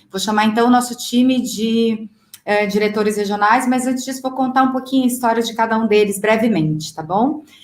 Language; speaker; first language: Portuguese; native; Portuguese